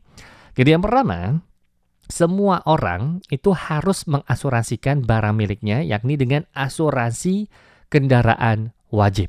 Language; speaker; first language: Indonesian; native; Indonesian